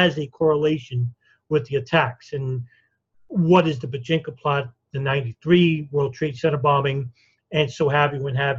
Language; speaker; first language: English; native; English